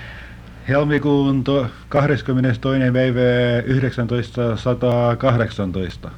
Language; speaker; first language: Finnish; early bilingual, heritage; Finnish